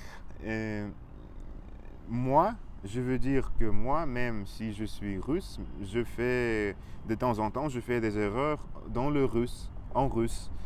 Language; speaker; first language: French; non-native, fluent; Russian